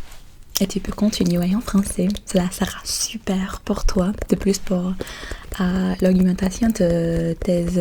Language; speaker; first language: French; non-native, learner; English